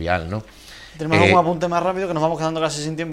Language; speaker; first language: Spanish; native; Spanish